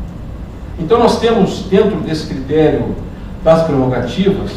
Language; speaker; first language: Portuguese; native; Portuguese